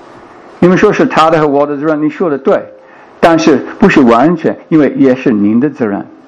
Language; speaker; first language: Chinese; non-native, fluent; English